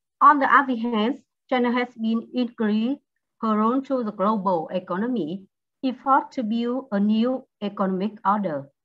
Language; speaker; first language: English; non-native, learner; Vietnamese